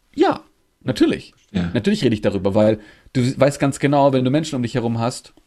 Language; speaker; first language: German; non-native, local second language; Greek